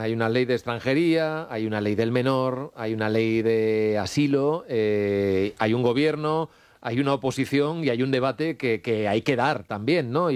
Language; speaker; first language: Spanish; native; Spanish